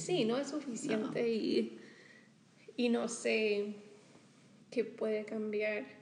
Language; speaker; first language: Spanish; non-native, fluent; English